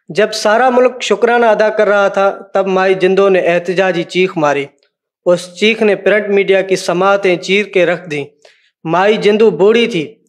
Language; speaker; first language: Urdu; non-native, local second language; Sindhi